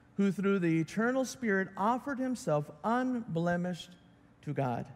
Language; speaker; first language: English; native; English